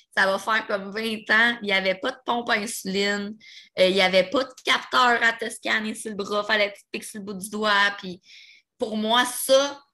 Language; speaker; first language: French; native; French